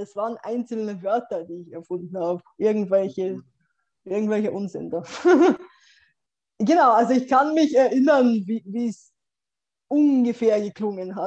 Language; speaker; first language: German; non-native, fluent; Bulgarian